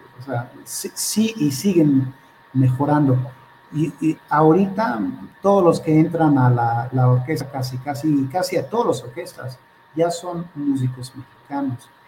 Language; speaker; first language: Spanish; non-native, fluent; Hebrew